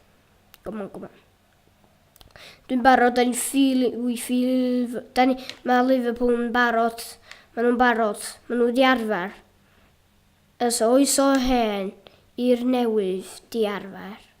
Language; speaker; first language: Welsh; native; Welsh